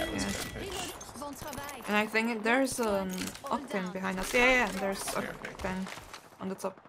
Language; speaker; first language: English; native; English